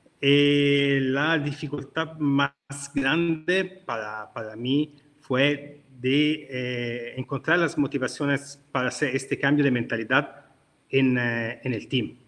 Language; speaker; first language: Spanish; non-native, learner; Italian